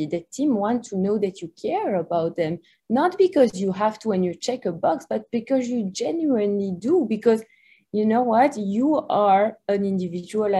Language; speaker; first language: English; non-native, fluent; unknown